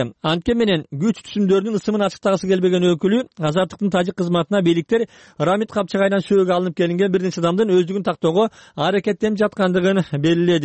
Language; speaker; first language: Kyrgyz; native; Kyrgyz